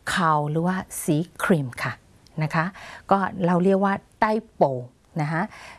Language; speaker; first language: Thai; non-native, fluent; Burmese